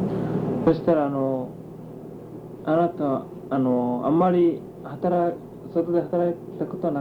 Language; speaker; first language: Japanese; early bilingual, heritage; Japanese